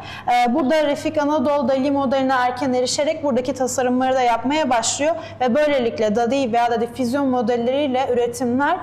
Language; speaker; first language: Turkish; native; Turkish